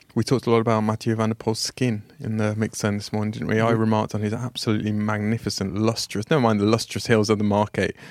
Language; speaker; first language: English; native; English